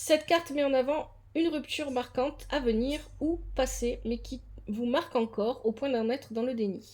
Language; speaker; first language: French; native; French